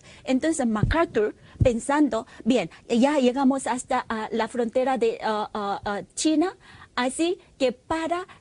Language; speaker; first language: Spanish; non-native, fluent; Korean